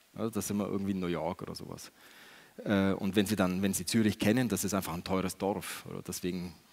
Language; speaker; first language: German; native; German